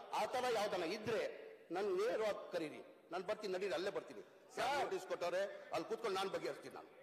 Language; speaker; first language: Kannada; non-native, local second language; Urdu